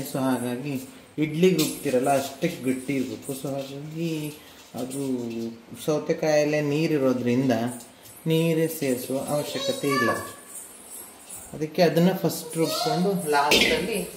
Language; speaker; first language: Kannada; native; Kannada